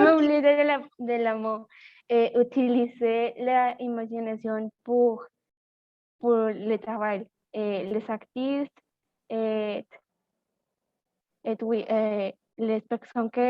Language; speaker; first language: French; non-native, learner; Spanish